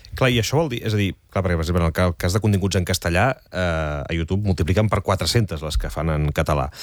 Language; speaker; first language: Catalan; native; Catalan